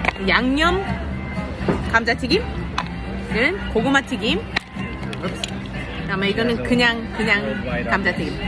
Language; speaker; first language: Korean; early bilingual, heritage; Korean